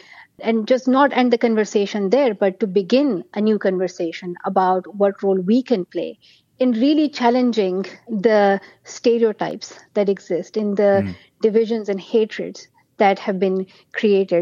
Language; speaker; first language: English; non-native, local second language; Pashto